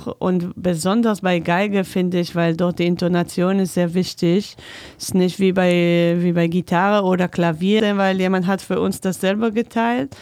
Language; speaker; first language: German; non-native, fluent; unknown